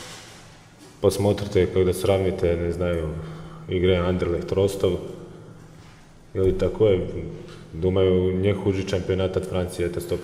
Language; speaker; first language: Russian; non-native, fluent; Croatian